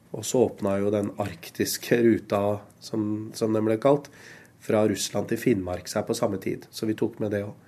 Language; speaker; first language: Norwegian; early bilingual, other home language; Urdu